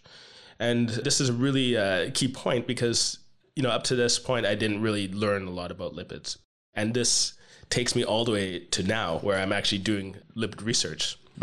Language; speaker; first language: English; native; English